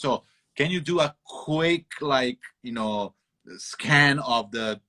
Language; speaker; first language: English; non-native, fluent; Italian